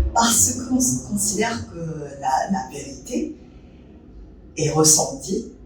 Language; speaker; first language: French; non-native, fluent; Japanese